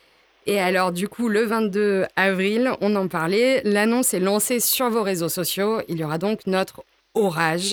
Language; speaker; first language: French; native; French